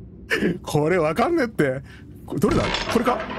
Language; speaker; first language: Japanese; native; Japanese